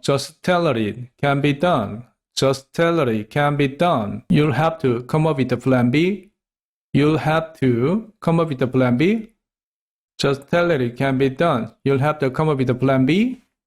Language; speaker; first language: English; non-native, fluent; Korean